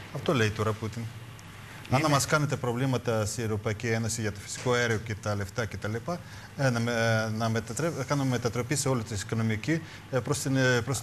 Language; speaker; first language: Greek; non-native, learner; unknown